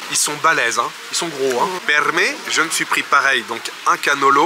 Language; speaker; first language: French; native; French